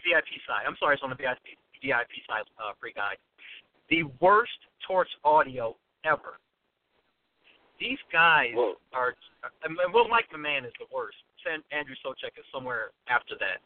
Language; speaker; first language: English; native; English